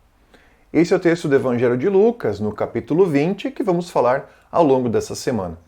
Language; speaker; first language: Portuguese; native; Portuguese